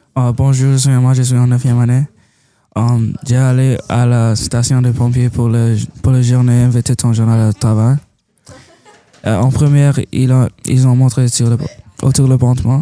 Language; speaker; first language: French; non-native, local second language; English